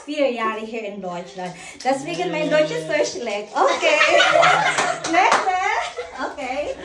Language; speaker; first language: German; non-native, learner; Filipino